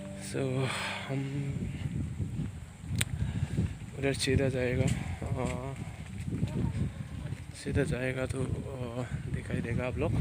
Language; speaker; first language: Hindi; non-native, local second language; Bodo